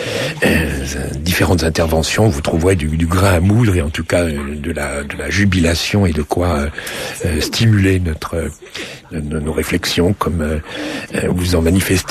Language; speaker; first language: French; native; French